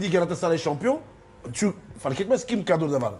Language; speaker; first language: Turkish; non-native, learner; French